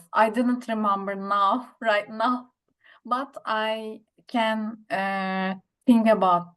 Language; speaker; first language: English; non-native, learner; Turkish